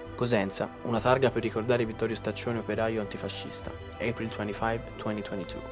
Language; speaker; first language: Italian; native; Italian